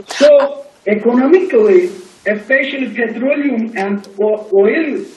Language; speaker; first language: English; non-native, learner; Turkish